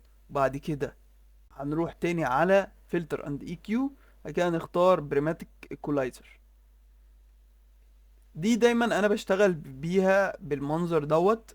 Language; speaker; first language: Arabic; native; Arabic